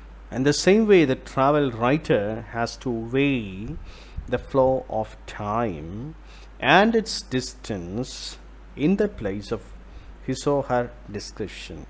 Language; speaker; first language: English; non-native, local second language; Malayalam